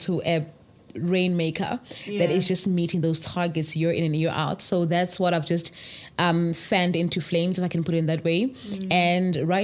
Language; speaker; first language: English; non-native, local second language; Zulu